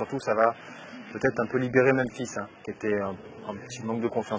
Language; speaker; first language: French; native; French